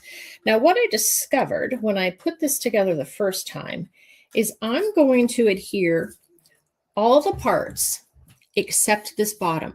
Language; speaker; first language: English; native; English